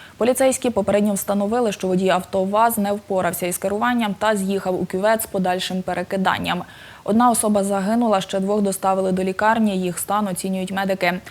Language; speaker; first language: Ukrainian; native; Ukrainian